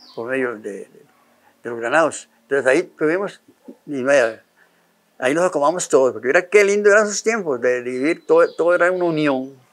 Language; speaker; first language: Spanish; native; Spanish